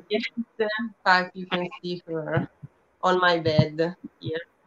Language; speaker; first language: English; non-native, fluent; Italian